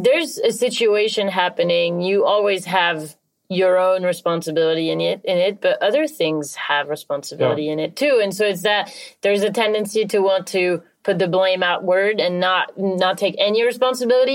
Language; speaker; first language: English; non-native, fluent; French